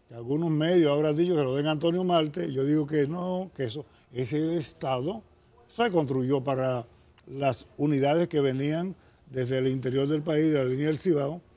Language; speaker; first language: Spanish; native; Spanish